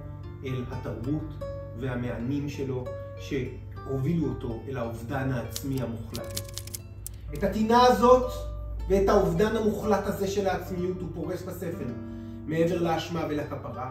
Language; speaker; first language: Hebrew; native; Hebrew